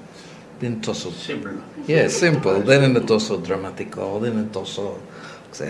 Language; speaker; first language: Greek; non-native, learner; English